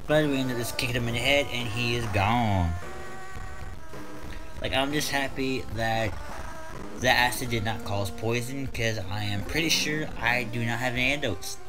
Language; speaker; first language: English; native; English